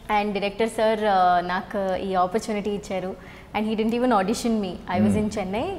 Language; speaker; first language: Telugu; non-native, learner; Tamil